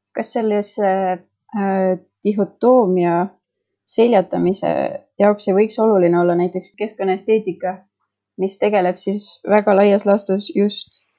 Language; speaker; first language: Estonian; native; Estonian